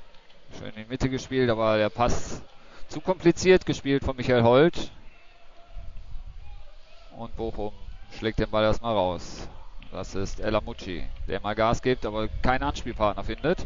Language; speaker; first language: German; native; German